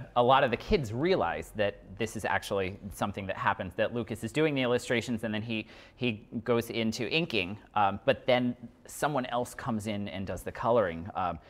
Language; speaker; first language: English; native; English